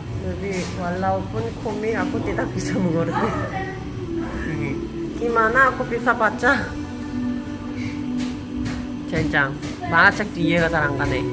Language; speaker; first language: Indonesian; non-native, learner; Korean